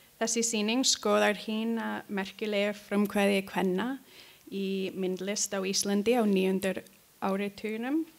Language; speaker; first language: Icelandic; non-native, learner; English